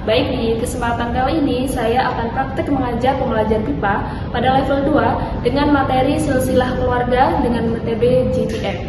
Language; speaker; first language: Indonesian; native; Indonesian